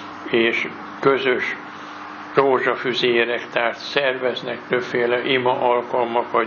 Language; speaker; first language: Hungarian; native; Hungarian